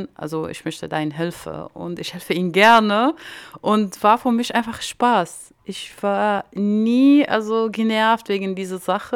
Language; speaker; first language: German; non-native, learner; Arabic